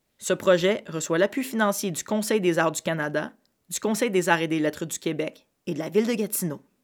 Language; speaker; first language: French; native; French